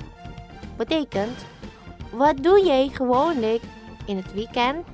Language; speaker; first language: Dutch; non-native, fluent; Indonesian